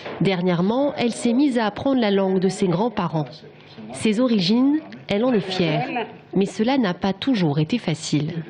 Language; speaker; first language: French; native; French